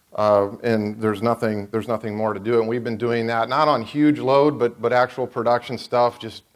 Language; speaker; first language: English; native; English